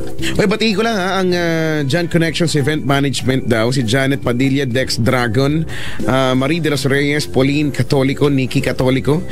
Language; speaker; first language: Filipino; native; Filipino